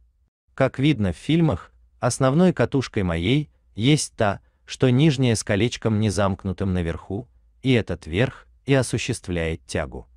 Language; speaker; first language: Russian; native; Russian